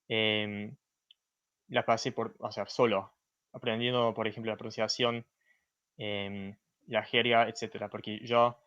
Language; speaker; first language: Spanish; non-native, fluent; English